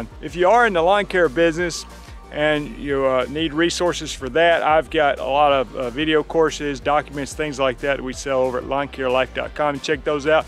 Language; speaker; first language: English; native; English